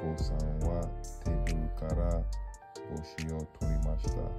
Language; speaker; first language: Japanese; non-native, learner; English